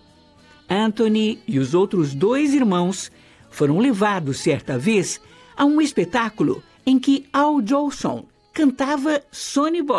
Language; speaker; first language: Portuguese; native; Portuguese